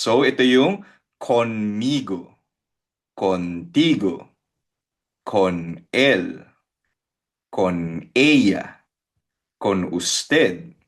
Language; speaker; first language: Spanish; non-native, fluent; Filipino